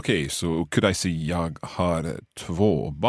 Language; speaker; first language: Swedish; non-native, learner; English